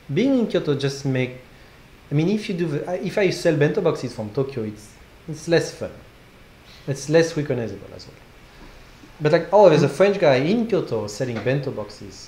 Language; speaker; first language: English; non-native, fluent; French